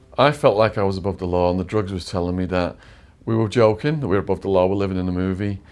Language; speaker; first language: English; native; English